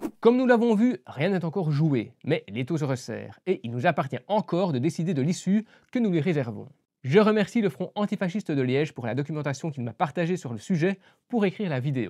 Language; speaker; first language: French; native; French